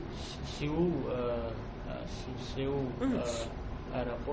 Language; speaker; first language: Japanese; non-native, learner; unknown